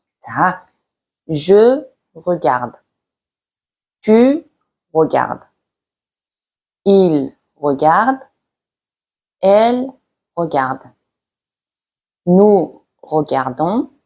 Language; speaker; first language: French; non-native, fluent; Mongolian